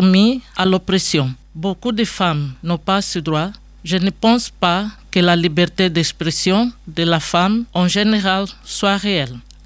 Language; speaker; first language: French; non-native, fluent; Portuguese